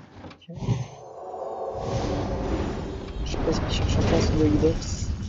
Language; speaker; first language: French; native; French